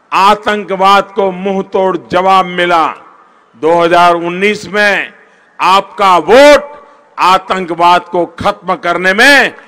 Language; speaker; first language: Hindi; non-native, local second language; Gujarati